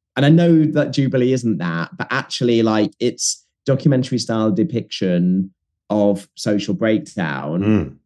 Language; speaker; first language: English; native; English